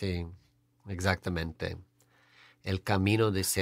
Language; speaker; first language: Spanish; non-native, fluent; English